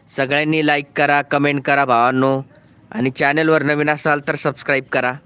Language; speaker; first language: Hindi; non-native, local second language; Marathi